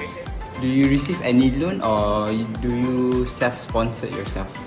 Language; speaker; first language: English; non-native, fluent; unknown